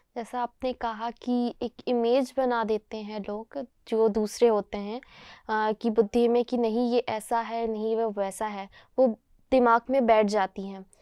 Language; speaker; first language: Hindi; native; Hindi